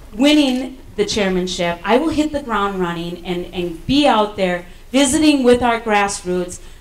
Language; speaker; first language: English; native; English